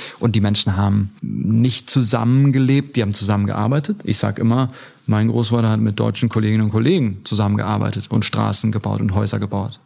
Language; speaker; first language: German; early bilingual, other home language; Turkish